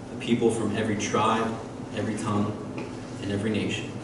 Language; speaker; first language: English; native; English